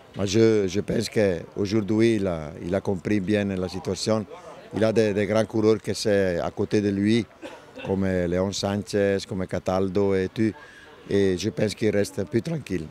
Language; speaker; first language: French; non-native, learner; Italian